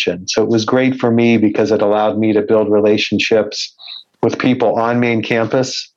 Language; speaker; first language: English; native; English